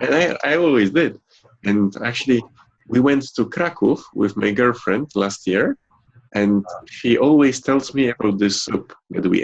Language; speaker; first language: English; non-native, fluent; Polish